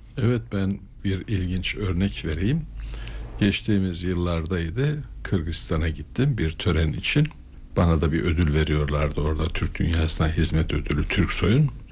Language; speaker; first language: Turkish; native; Turkish